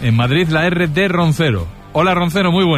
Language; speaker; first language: Spanish; native; Spanish